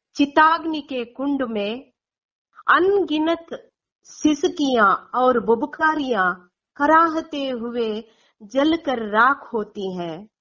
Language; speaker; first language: Hindi; non-native, local second language; Konkani